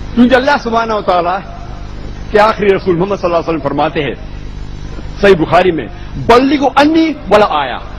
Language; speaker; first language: Urdu; non-native, local second language; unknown